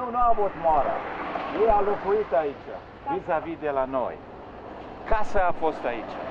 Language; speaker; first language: Romanian; non-native, local second language; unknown